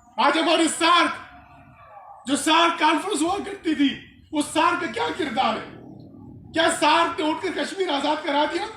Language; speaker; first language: Urdu; non-native, local second language; Pashto